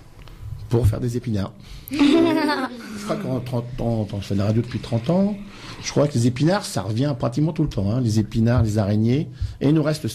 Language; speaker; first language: French; native; French